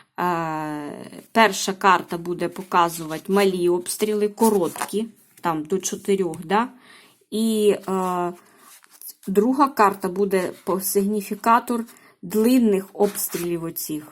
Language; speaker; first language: Ukrainian; native; Ukrainian